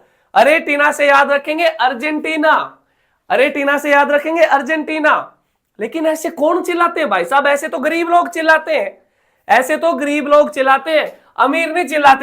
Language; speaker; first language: Hindi; native; Hindi